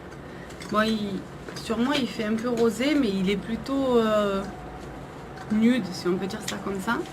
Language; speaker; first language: French; native; French